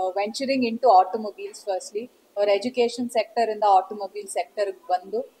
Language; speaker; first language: English; non-native, local second language; Kannada